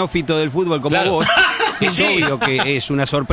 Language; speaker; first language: Spanish; native; Spanish